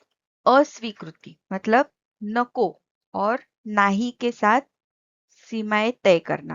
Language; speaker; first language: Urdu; non-native, local second language; Marathi